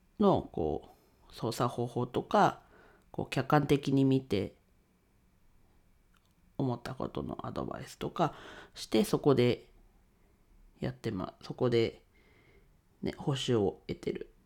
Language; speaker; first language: Japanese; native; Japanese